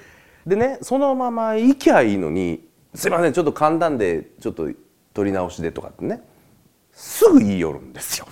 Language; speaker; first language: Japanese; native; Japanese